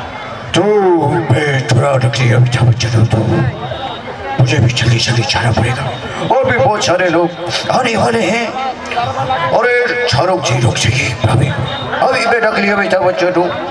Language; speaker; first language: Hindi; non-native, local second language; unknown